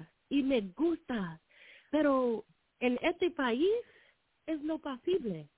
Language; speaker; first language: Spanish; non-native, learner; English